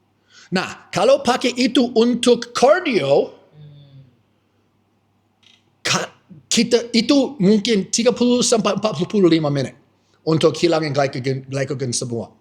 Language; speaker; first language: Indonesian; non-native, fluent; English